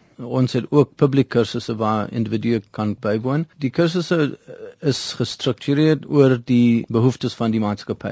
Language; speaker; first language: Afrikaans; non-native, local second language; English